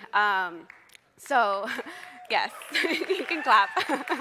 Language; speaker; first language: English; native; English